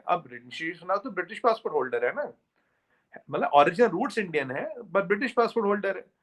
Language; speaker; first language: Hindi; native; Hindi